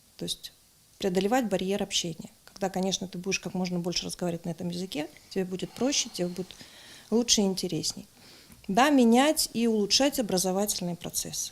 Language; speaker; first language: Russian; native; Russian